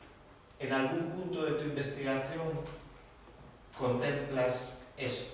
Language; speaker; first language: Spanish; native; Spanish